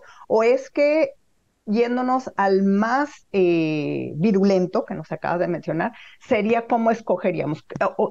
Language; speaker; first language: Spanish; native; Spanish